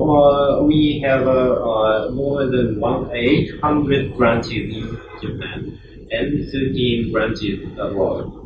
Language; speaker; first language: English; non-native, learner; Japanese